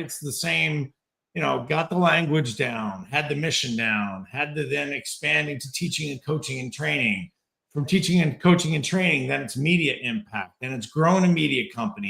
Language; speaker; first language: English; native; English